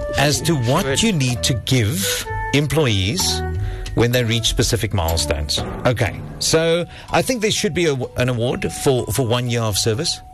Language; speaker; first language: English; non-native, local second language; Afrikaans